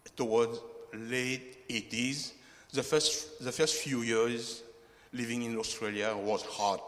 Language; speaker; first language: English; non-native, fluent; Chinese